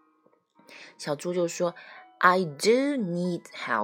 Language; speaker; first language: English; non-native, fluent; Chinese